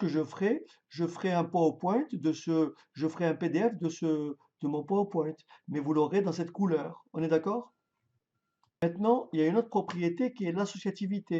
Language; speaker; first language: French; native; French